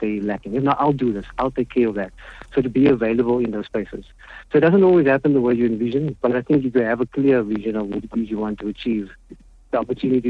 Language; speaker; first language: English; native; English